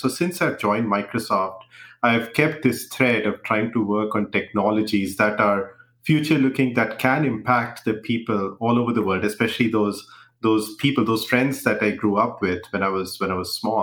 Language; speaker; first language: English; non-native, local second language; Hindi